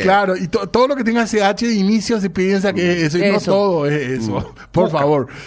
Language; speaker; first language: Spanish; native; Spanish